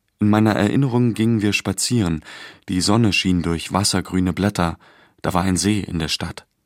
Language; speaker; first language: German; native; German